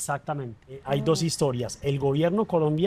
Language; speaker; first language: Spanish; native; Spanish